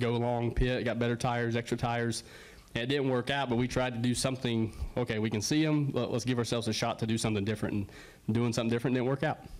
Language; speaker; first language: English; native; English